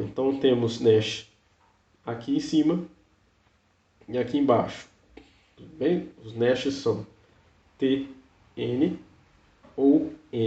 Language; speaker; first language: Portuguese; native; Portuguese